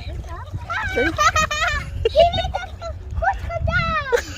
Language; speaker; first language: Dutch; early bilingual, other home language; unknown